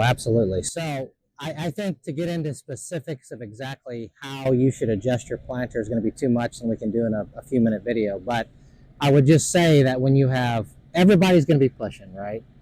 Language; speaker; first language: English; native; English